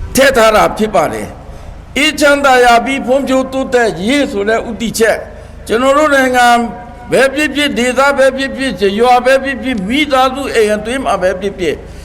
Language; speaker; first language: Burmese; non-native, local second language; Pa'o Karen